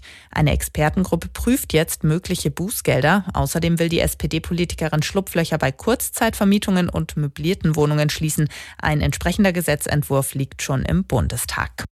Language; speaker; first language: German; native; German